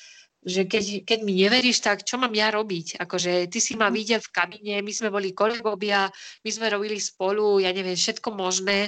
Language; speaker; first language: Slovak; non-native, fluent; Spanish